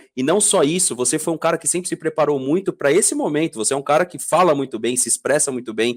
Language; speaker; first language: Portuguese; native; Portuguese